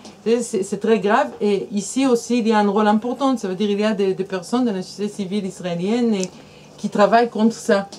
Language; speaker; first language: French; non-native, fluent; Hebrew